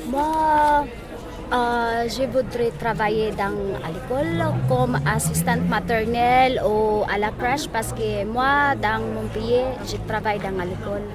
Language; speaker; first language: French; non-native, learner; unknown